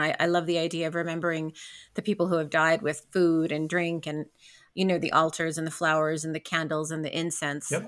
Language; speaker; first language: English; native; English